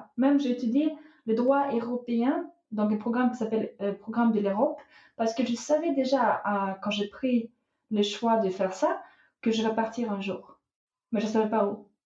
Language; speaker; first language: French; non-native, fluent; Russian